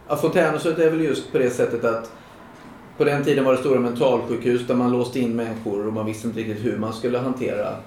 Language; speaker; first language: Swedish; native; Swedish